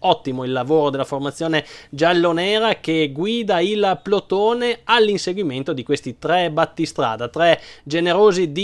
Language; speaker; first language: Italian; native; Italian